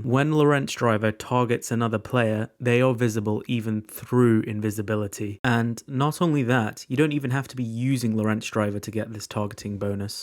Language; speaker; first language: English; native; English